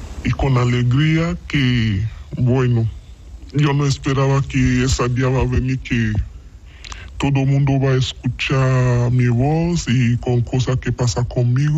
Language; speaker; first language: Spanish; non-native, learner; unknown